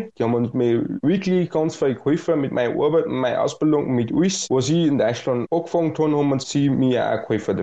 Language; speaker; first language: German; non-native, fluent; Arabic